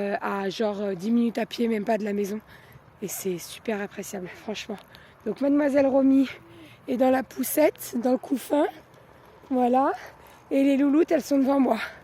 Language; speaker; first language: French; native; French